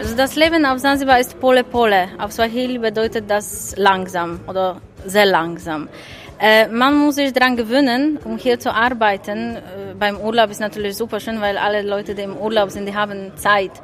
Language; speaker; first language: German; non-native, fluent; Polish